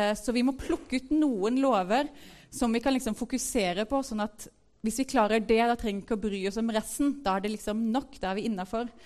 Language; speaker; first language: Norwegian; native; Norwegian